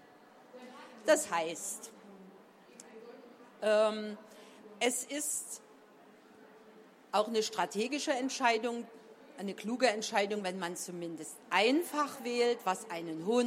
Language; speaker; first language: German; native; German